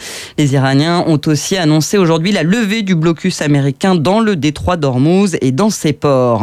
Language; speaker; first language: French; native; French